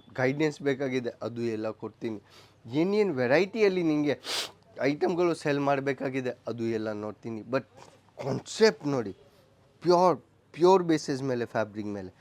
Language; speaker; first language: Kannada; non-native, local second language; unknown